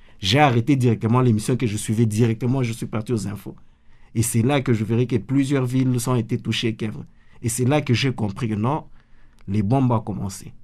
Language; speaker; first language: French; non-native, local second language; Lingala